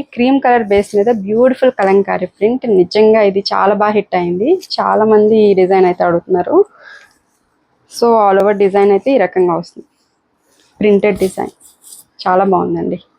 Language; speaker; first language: Telugu; native; Telugu